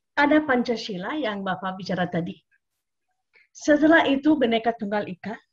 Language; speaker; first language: Indonesian; non-native, fluent; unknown